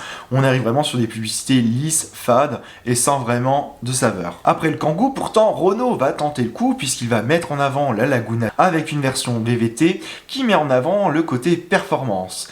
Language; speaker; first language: French; native; French